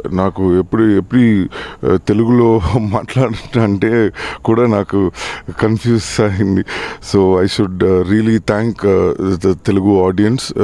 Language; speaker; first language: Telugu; non-native, learner; Tamil